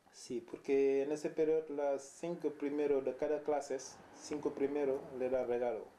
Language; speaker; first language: Spanish; non-native, learner; Wolof